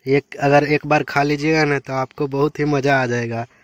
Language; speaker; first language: Hindi; native; Hindi